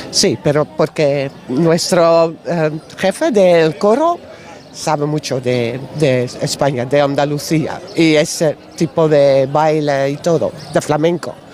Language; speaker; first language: Spanish; non-native, learner; Dutch